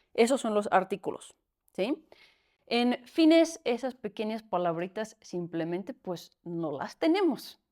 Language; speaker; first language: Spanish; non-native, fluent; Finnish